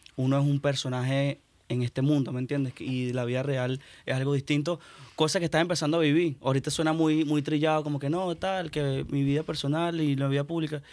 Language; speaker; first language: Spanish; native; Spanish